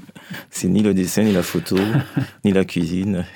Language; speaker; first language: French; native; French